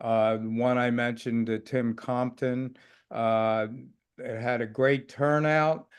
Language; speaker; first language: English; native; English